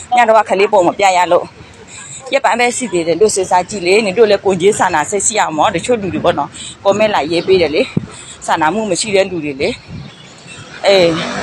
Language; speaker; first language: Burmese; non-native, local second language; Karen languages